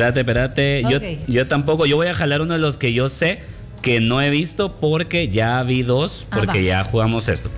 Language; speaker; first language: Spanish; native; Spanish